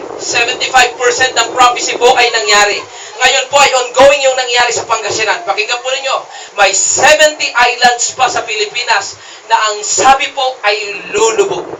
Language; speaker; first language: Filipino; non-native, local second language; Cebuano